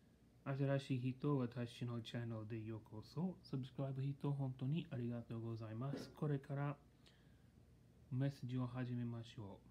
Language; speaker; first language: Japanese; non-native, learner; English